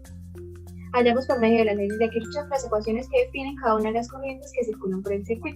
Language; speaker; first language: Spanish; native; Spanish